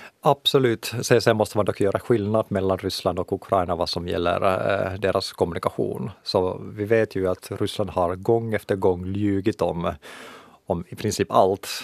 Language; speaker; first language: Swedish; non-native, local second language; Finnish